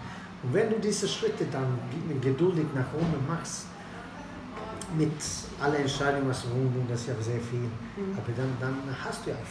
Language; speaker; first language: German; non-native, fluent; Swedish